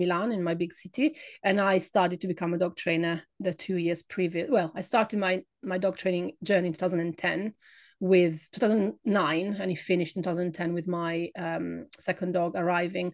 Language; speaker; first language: English; non-native, fluent; Italian